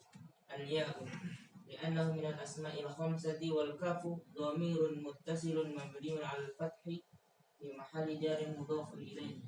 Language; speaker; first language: Arabic; non-native, learner; Indonesian